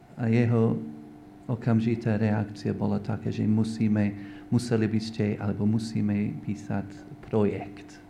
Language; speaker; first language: Slovak; non-native, learner; English